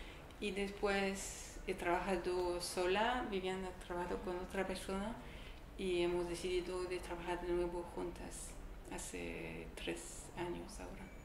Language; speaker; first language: Spanish; non-native, learner; French